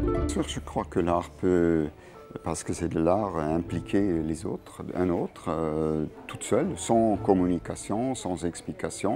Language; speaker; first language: French; non-native, local second language; German